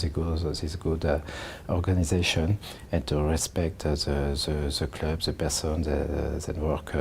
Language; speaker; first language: English; non-native, learner; French